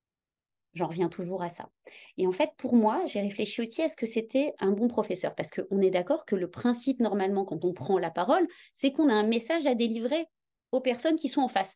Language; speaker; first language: French; native; French